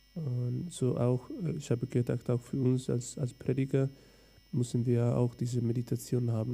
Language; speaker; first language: German; non-native, fluent; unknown